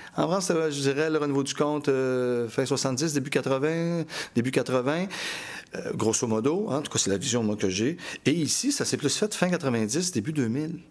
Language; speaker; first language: French; native; French